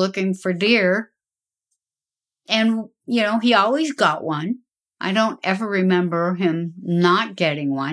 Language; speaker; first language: English; native; English